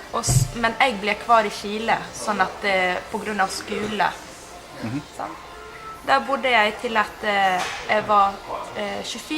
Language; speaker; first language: Norwegian; non-native, fluent; Spanish